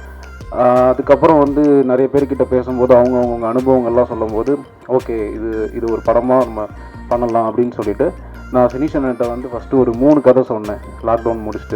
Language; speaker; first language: Tamil; native; Tamil